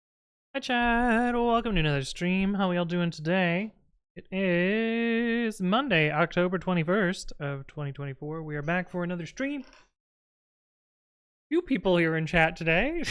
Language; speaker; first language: English; native; English